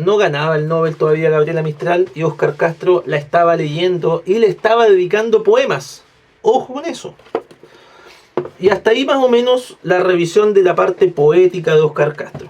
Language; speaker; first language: Spanish; native; Spanish